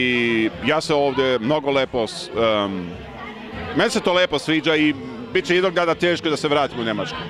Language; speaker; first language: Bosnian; early bilingual, heritage; Serbian